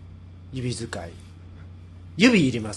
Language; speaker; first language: Japanese; native; Japanese